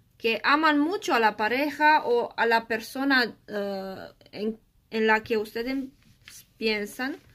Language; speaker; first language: Spanish; non-native, learner; Romanian